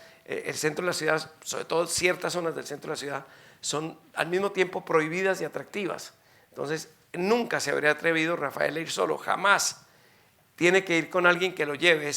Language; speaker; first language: Spanish; native; Spanish